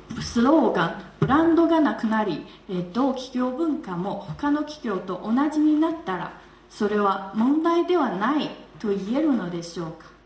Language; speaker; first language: Japanese; non-native, fluent; Chinese